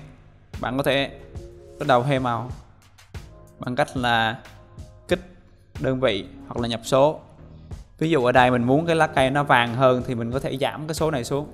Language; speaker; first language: Vietnamese; native; Vietnamese